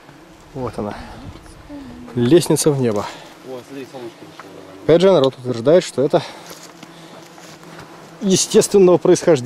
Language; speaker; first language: Russian; native; Russian